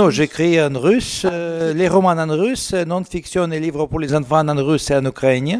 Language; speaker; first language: French; non-native, learner; Russian